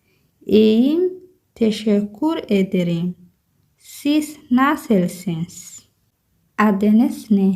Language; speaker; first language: Turkish; non-native, learner; Somali